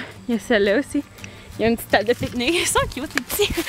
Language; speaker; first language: French; native; French